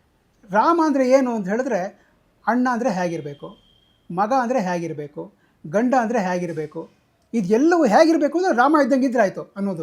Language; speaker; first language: Kannada; native; Kannada